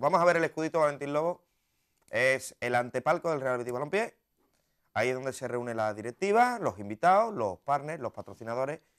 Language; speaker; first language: Spanish; native; Spanish